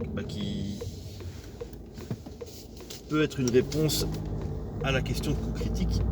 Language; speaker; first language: French; native; French